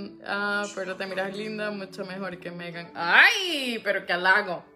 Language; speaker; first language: Spanish; native; Spanish